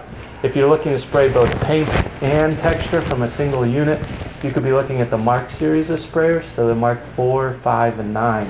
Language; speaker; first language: English; native; English